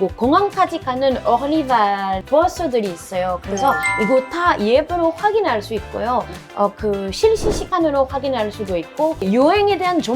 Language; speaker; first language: Korean; non-native, fluent; French